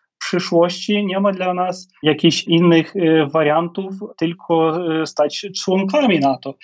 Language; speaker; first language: Polish; non-native, fluent; Ukrainian